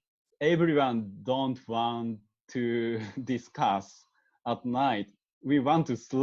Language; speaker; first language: English; non-native, learner; Japanese